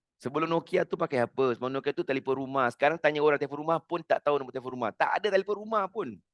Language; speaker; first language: Malay; native; Malay